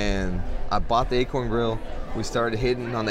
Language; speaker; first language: English; native; English